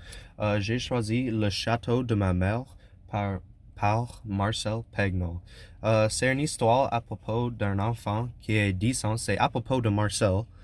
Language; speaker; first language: French; non-native, learner; English